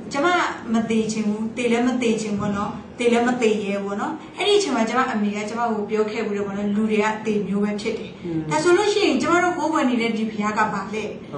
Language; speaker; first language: Burmese; non-native, local second language; S'gaw Karen